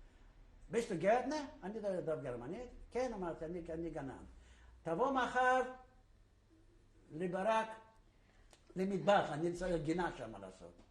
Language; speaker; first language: Hebrew; non-native, fluent; Polish